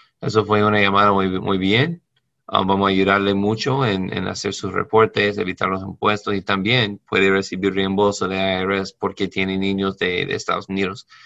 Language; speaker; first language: Spanish; non-native, learner; English